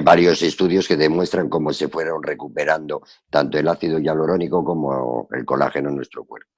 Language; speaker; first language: Spanish; native; Spanish